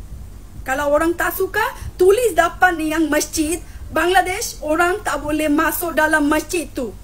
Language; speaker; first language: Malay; non-native, fluent; Bangla